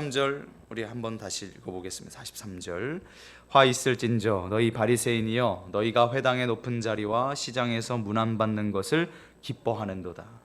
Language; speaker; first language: Korean; native; Korean